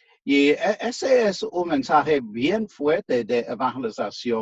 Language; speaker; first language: Spanish; non-native, fluent; English